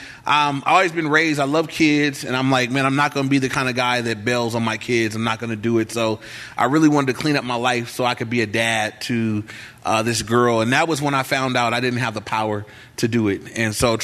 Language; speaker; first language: English; native; English